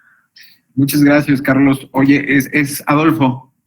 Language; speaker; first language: Spanish; native; Spanish